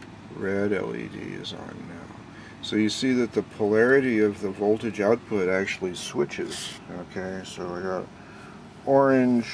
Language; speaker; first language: English; native; English